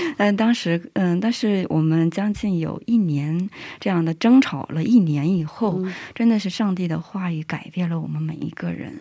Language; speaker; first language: Chinese; non-native, local second language; Mongolian